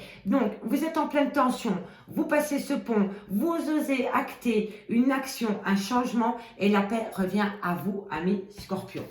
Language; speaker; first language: French; native; French